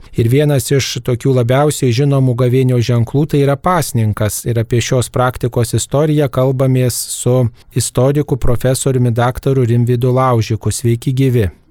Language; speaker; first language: Lithuanian; native; Lithuanian